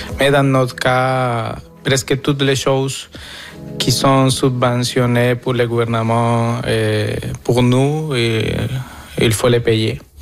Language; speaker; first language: French; non-native, fluent; Spanish